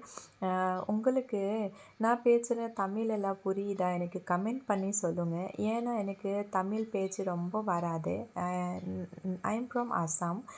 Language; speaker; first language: Tamil; non-native, fluent; Assamese